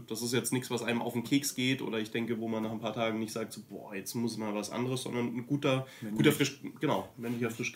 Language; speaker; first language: German; native; German